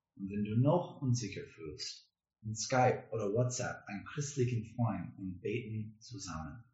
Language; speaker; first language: German; non-native, learner; English